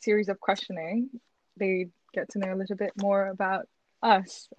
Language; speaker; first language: English; early bilingual, other home language; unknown